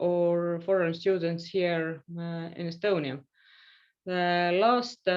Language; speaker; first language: English; non-native, fluent; Estonian